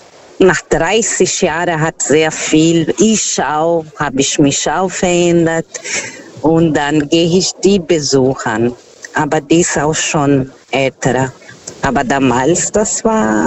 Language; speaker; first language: German; non-native, fluent; Portuguese